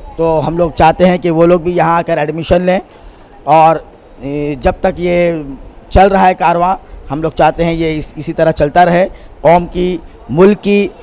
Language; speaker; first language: Hindi; non-native, local second language; Urdu